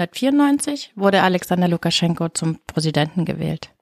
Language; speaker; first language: German; native; German